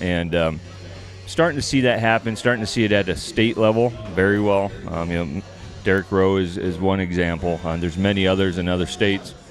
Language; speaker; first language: English; native; English